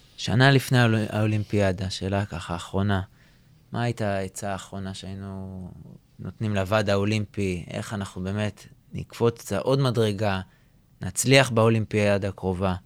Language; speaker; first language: Hebrew; native; Hebrew